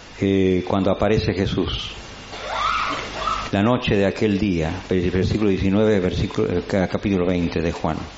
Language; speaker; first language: Spanish; native; Spanish